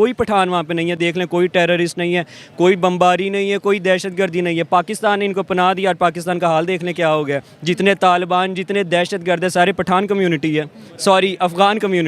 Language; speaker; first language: Hindi; non-native, local second language; Punjabi